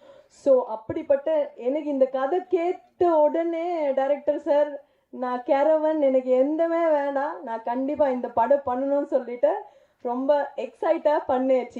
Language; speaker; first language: Tamil; non-native, fluent; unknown